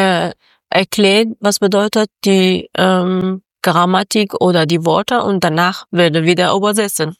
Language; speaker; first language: German; non-native, learner; Persian